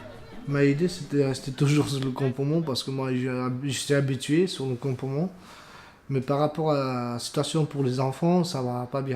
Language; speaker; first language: French; non-native, learner; Romanian